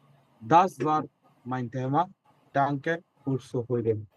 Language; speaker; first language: German; non-native, learner; Bangla